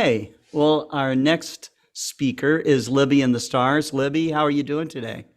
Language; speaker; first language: English; native; English